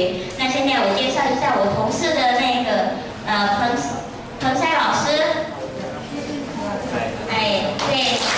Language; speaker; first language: Chinese; non-native, fluent; Lao